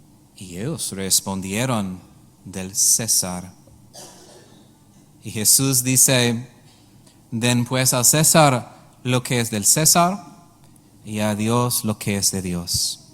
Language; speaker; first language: Spanish; non-native, learner; English